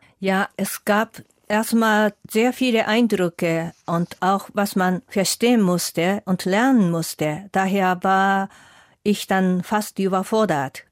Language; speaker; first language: German; non-native, fluent; Japanese